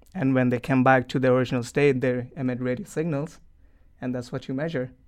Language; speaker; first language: English; non-native, local second language; Hindi